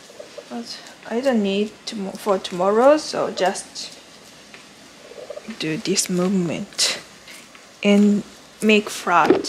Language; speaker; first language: English; non-native, learner; Japanese